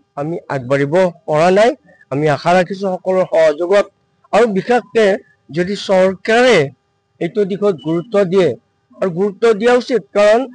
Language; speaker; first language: Assamese; native; Assamese